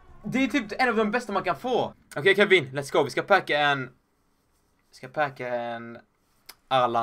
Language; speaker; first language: Swedish; native; Swedish